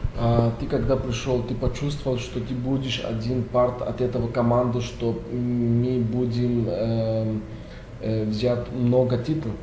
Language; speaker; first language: Russian; non-native, learner; Greek